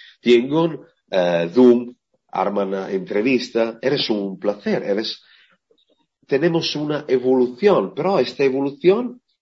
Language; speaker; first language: Spanish; non-native, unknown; Italian